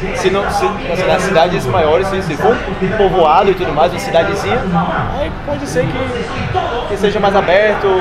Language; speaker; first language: Portuguese; native; Portuguese